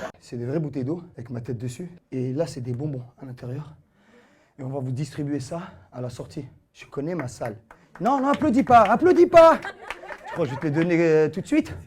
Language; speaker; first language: French; early bilingual, other home language; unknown